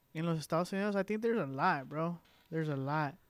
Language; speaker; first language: Spanish; early bilingual, heritage; Spanish